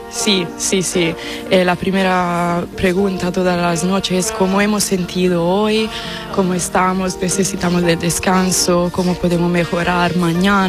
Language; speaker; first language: Spanish; non-native, fluent; Italian